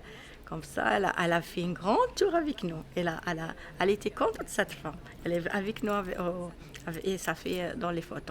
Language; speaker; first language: French; non-native, learner; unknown